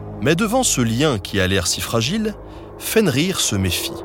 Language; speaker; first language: French; native; French